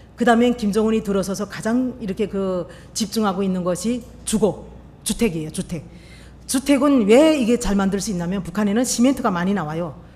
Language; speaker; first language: Korean; native; Korean